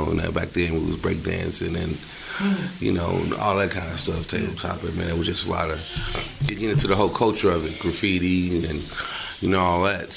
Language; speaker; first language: English; native; English